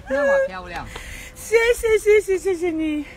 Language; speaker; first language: Chinese; non-native, learner; Russian